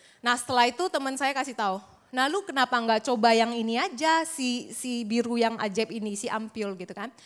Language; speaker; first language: Indonesian; native; Indonesian